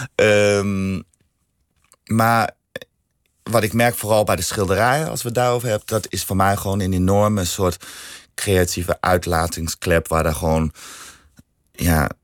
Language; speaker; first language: Dutch; non-native, fluent; Danish